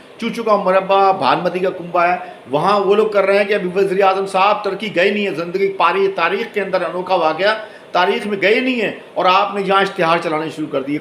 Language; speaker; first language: Urdu; native; Urdu